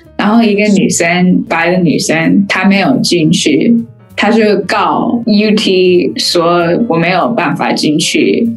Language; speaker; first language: Chinese; early bilingual, heritage; Chinese